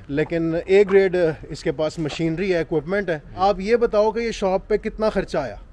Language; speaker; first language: Hindi; non-native, local second language; Punjabi